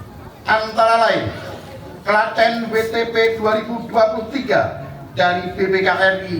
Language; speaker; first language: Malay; non-native, local second language; Javanese